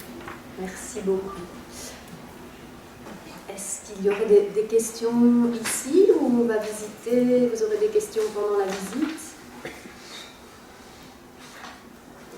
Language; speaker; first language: French; native; French